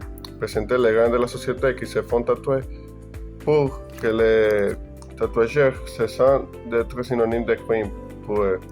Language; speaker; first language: French; non-native, learner; Spanish